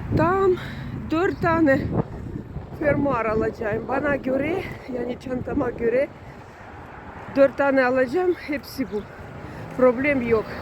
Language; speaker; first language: Turkish; non-native, learner; Russian